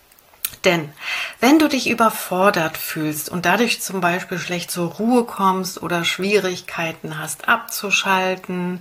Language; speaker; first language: German; native; German